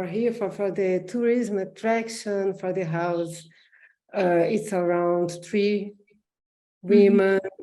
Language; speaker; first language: English; non-native, learner; Portuguese